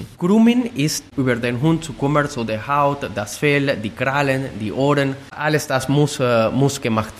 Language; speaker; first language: German; non-native, fluent; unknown